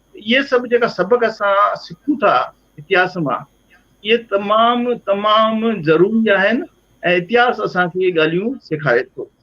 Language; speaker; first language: Sindhi; early bilingual, heritage; Sindhi